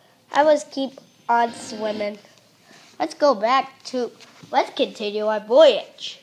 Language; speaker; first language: English; native; English